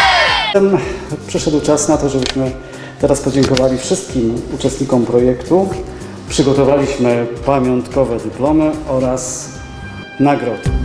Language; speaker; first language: Polish; native; Polish